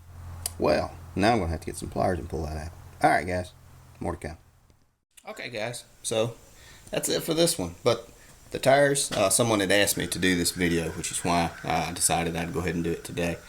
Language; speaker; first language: English; native; English